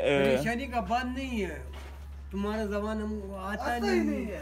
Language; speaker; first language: Hindi; non-native, local second language; Pashto